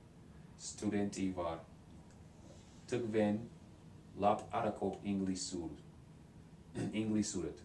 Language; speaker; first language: Georgian; non-native, learner; English